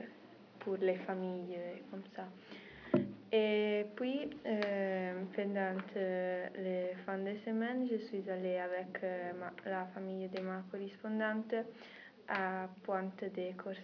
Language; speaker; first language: French; non-native, learner; Italian